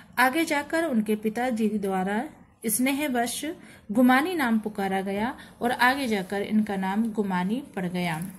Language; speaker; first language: Hindi; native; Hindi